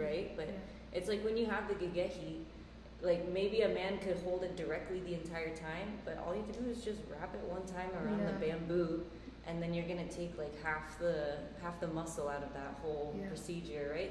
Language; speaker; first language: English; native; English